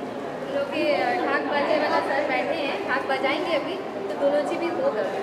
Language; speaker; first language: Hindi; non-native, local second language; Tamil